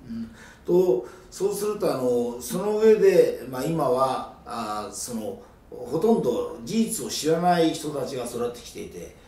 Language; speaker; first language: Japanese; native; Japanese